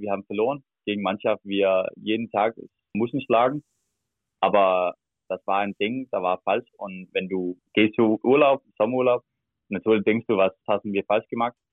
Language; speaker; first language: German; non-native, learner; Danish